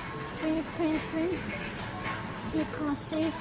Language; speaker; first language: French; non-native, learner; Haitian Creole